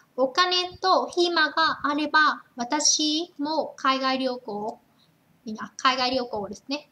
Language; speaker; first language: Japanese; non-native, fluent; Vietnamese